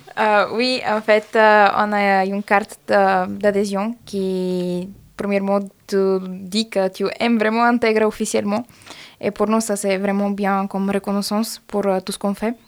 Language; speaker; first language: French; non-native, fluent; Bulgarian